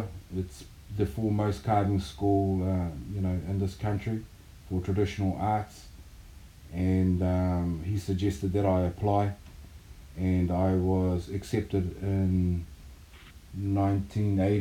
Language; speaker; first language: English; native; English